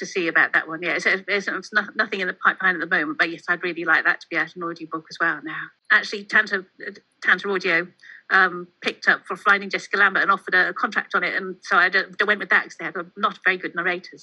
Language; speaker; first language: English; native; English